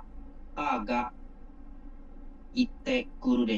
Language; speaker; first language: Japanese; non-native, learner; Indonesian